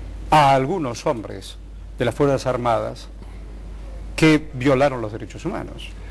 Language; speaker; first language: Spanish; native; Spanish